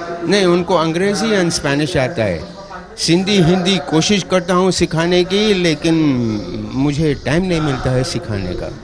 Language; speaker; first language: Hindi; non-native, local second language; Sindhi